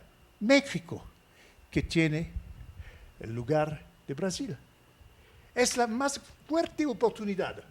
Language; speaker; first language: Spanish; non-native, fluent; French